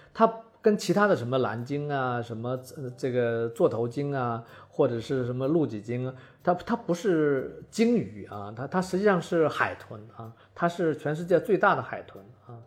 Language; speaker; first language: Chinese; native; Chinese